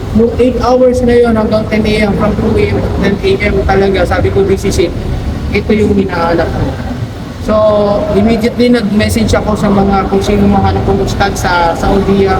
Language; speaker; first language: Filipino; native; Filipino